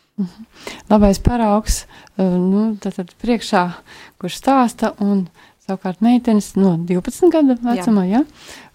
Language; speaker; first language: Latvian; native; Latvian